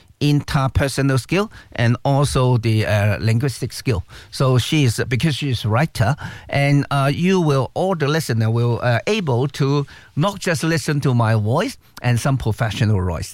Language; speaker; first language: English; non-native, local second language; Cantonese